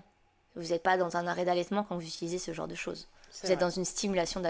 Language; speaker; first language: French; native; French